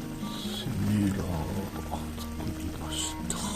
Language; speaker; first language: Japanese; native; Japanese